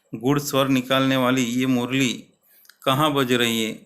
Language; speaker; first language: Hindi; non-native, local second language; Gujarati